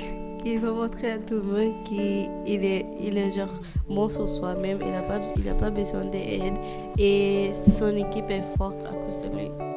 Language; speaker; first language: French; non-native, fluent; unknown